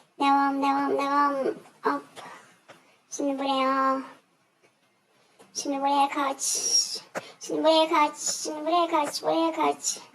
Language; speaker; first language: Turkish; native; Turkish